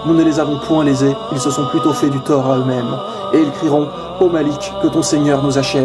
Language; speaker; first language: French; native; French